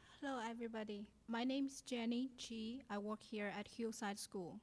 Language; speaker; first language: English; non-native, fluent; Chinese